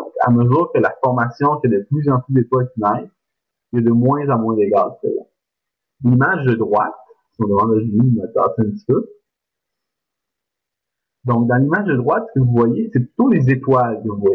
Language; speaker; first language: French; native; French